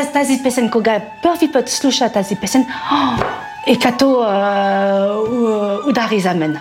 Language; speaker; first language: Bulgarian; non-native, learner; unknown